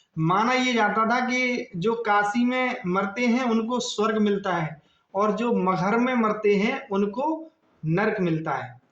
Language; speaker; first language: Hindi; native; Hindi